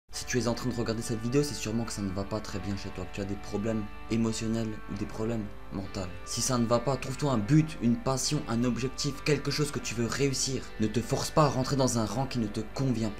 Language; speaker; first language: French; native; French